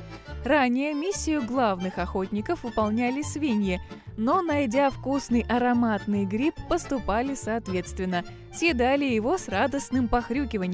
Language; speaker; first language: Russian; native; Russian